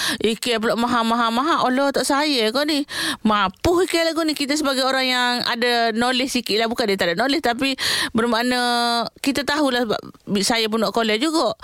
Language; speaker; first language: Malay; native; Malay